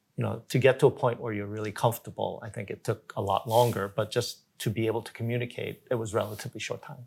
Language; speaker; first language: English; early bilingual, other home language; Korean